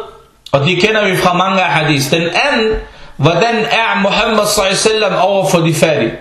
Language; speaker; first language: Danish; early bilingual, other home language; Arabic